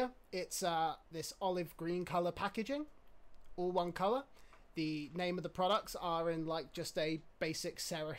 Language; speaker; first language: English; native; English